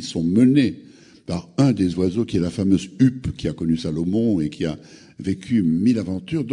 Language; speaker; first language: French; native; French